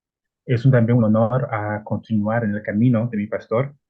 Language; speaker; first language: Spanish; non-native, learner; Italian